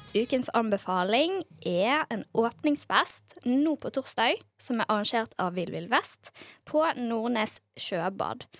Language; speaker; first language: Norwegian; native; Norwegian